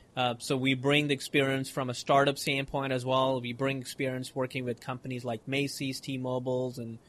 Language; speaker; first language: English; non-native, local second language; Hindi